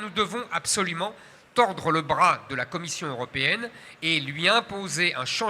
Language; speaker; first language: French; native; French